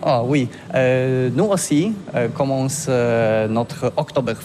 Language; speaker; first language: French; non-native, learner; Polish